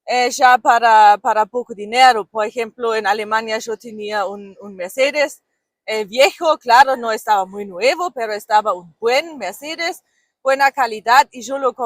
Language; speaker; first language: Spanish; non-native, fluent; German